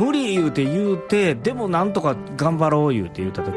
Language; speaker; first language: Japanese; native; Japanese